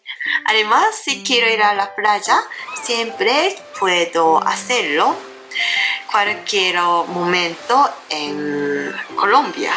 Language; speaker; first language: Spanish; non-native, learner; Japanese